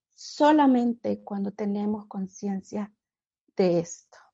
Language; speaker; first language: Spanish; native; Spanish